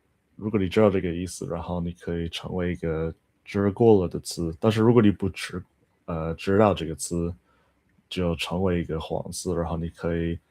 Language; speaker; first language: Chinese; non-native, learner; English